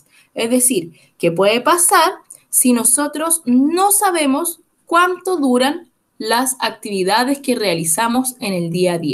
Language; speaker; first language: Spanish; native; Spanish